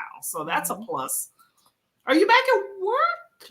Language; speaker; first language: English; native; English